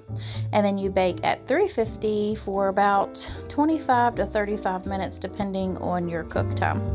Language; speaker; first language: English; native; English